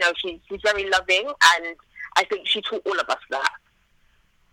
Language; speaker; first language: English; native; English